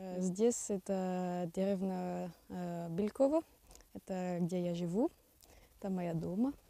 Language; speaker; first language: Russian; non-native, learner; French